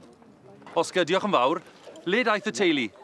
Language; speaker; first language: Welsh; native; Welsh